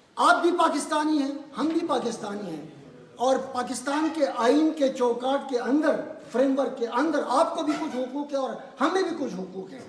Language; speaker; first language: Urdu; non-native, local second language; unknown